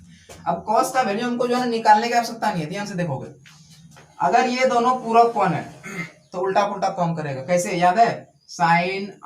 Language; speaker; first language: Hindi; native; Hindi